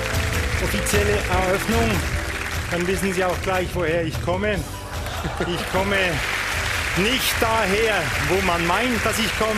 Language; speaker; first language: German; non-native, fluent; French